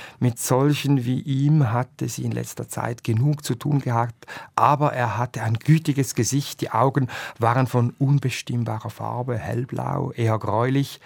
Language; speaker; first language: German; native; German